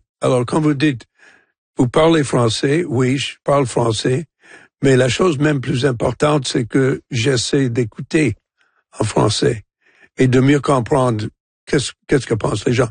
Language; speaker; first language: French; non-native, local second language; English